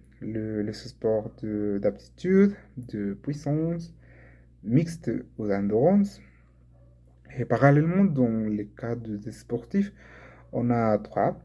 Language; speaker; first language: French; non-native, learner; Spanish